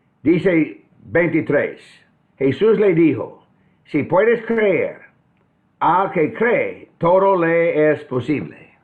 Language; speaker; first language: Spanish; non-native, fluent; English